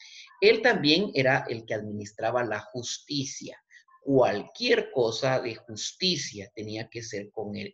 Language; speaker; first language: Spanish; native; Spanish